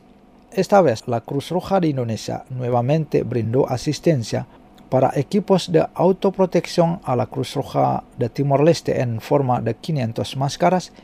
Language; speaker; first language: Spanish; non-native, fluent; Indonesian